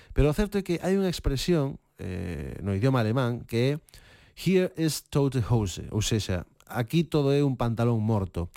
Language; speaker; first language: Galician; native; Galician